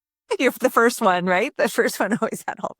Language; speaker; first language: English; native; English